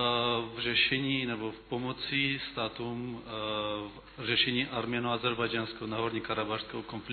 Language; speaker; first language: Czech; non-native, fluent; Azerbaijani